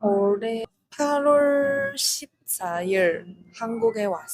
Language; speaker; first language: Korean; non-native, learner; Chinese